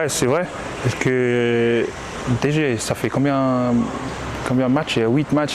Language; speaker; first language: French; non-native, fluent; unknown